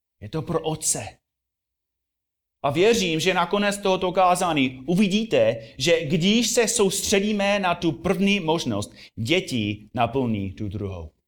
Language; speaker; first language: Czech; non-native, fluent; English